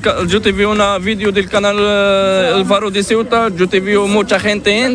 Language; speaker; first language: Spanish; non-native, learner; Arabic